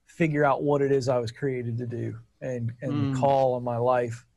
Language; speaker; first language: English; native; English